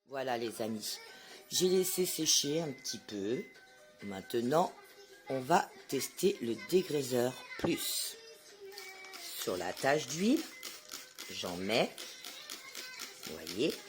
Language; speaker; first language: French; native; French